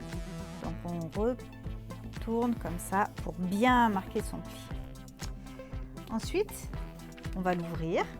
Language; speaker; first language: French; native; French